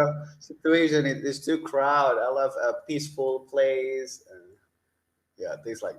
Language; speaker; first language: English; non-native, learner; Indonesian